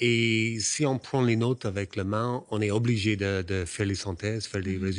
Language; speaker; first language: French; non-native, fluent; English